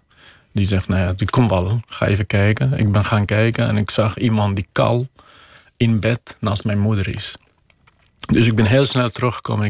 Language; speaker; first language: Dutch; non-native, fluent; Kurdish